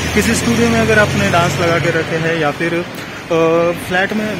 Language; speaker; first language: Hindi; non-native, local second language; Marathi